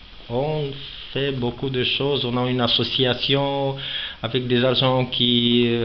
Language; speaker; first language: French; non-native, fluent; Romanian